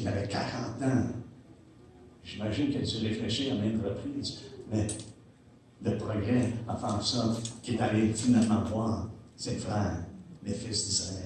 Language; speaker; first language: French; native; French